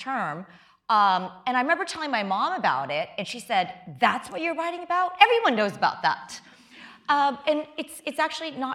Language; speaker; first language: English; early bilingual, other home language; Chinese